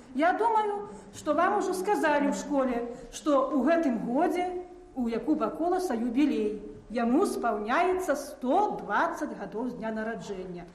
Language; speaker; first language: Belarusian; native; Belarusian